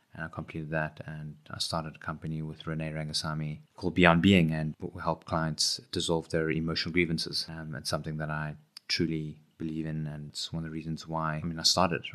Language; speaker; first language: English; native; English